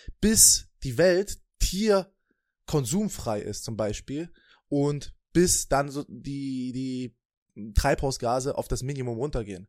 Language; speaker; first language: German; native; German